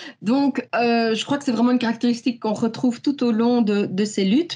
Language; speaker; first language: French; native; French